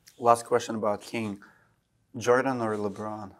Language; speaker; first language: English; non-native, fluent; Russian